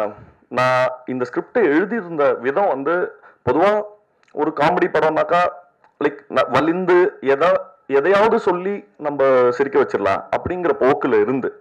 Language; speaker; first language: Tamil; native; Tamil